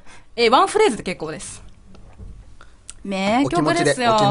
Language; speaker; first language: Japanese; native; Japanese